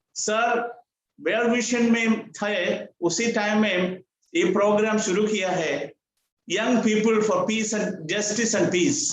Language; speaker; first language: Hindi; non-native, local second language; Malayalam